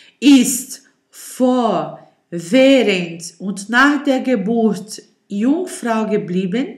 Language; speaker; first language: German; non-native, learner; Portuguese